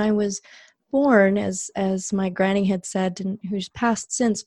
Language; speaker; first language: English; native; English